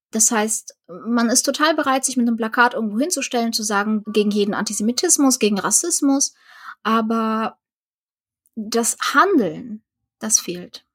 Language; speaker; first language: German; early bilingual, other home language; Russian